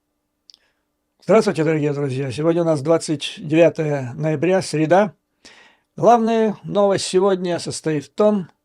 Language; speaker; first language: Russian; native; Russian